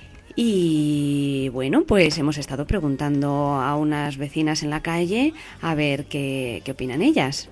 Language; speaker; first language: Spanish; native; Spanish